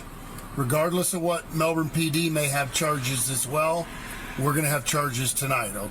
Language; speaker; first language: English; native; English